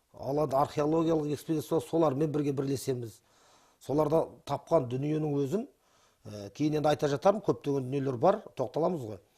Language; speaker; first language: Kazakh; native; Kazakh